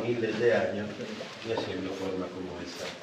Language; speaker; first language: Spanish; non-native, fluent; Italian